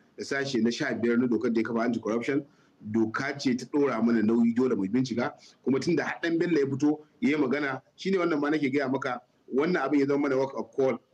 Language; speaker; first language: Hausa; native; Hausa